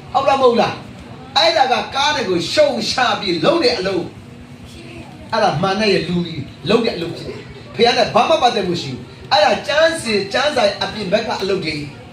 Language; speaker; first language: Burmese; non-native, local second language; Kachin